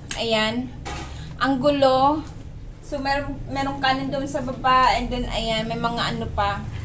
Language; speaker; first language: Filipino; native; Filipino